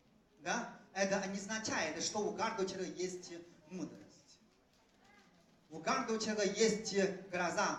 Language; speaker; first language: Russian; non-native, fluent; Chinese